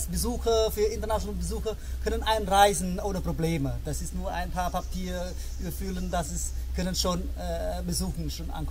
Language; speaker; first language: German; non-native, learner; Khmer